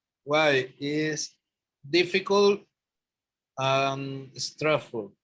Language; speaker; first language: English; non-native, learner; Spanish